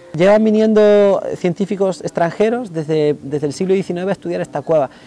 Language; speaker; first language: Spanish; native; Spanish